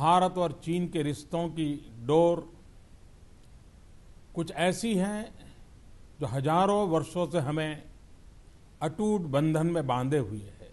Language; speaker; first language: Hindi; non-native, local second language; Gujarati